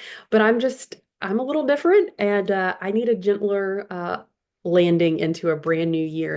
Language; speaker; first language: English; native; English